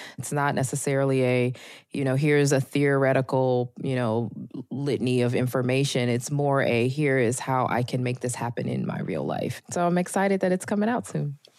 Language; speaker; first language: English; native; English